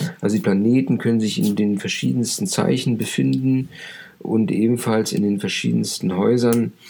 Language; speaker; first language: German; native; German